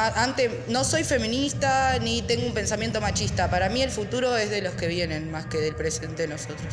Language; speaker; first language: Spanish; early bilingual, other home language; Portuguese